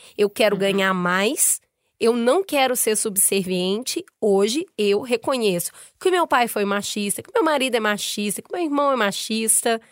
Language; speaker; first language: Portuguese; native; Portuguese